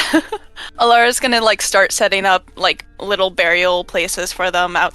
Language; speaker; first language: English; native; English